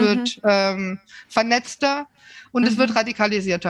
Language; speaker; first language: German; native; German